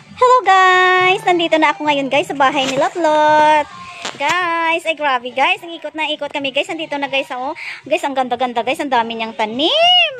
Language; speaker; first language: Filipino; non-native, local second language; Hiligaynon